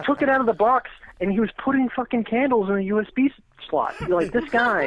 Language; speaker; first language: English; native; English